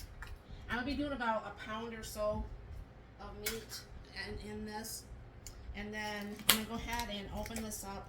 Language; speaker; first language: English; native; English